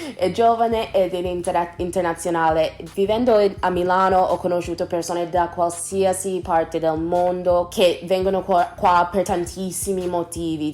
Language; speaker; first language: Italian; non-native, fluent; English